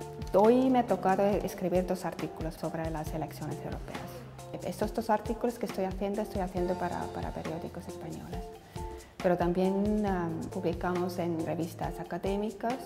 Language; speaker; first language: Spanish; non-native, fluent; Estonian